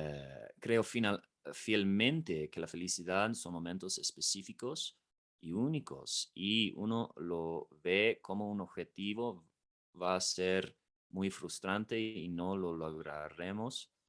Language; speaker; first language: Spanish; non-native, fluent; English